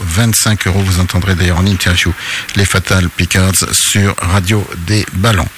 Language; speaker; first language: French; native; French